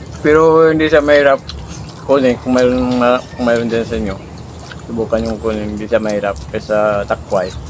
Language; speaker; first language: Filipino; non-native, local second language; Cebuano